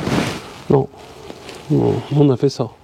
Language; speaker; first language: French; native; French